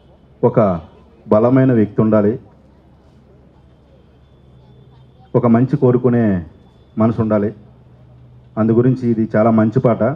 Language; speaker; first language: Telugu; native; Telugu